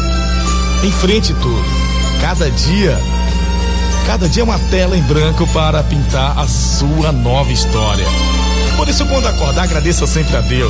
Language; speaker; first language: Portuguese; native; Portuguese